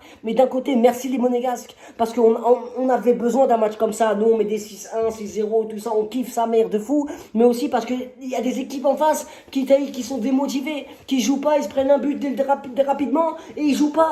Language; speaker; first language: French; native; French